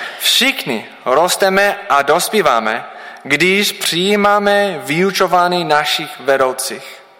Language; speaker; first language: Czech; non-native, learner; English